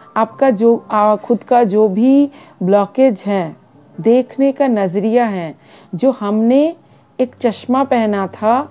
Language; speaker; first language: Hindi; non-native, local second language; Bangla